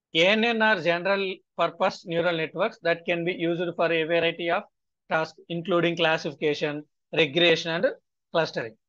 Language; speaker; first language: English; non-native, local second language; Telugu